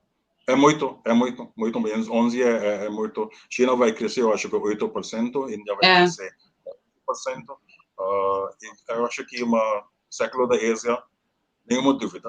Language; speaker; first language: Portuguese; non-native, learner; Hindi